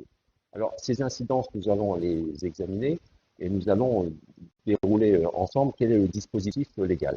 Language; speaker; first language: French; native; French